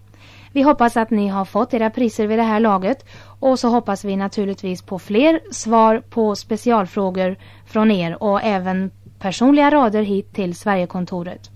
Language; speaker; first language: Swedish; native; Swedish